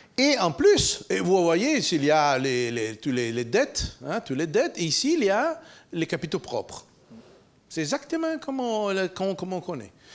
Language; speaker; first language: French; non-native, fluent; Italian